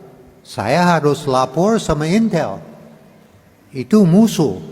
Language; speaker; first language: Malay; non-native, learner; English